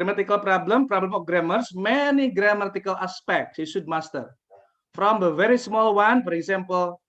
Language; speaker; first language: English; non-native, fluent; Indonesian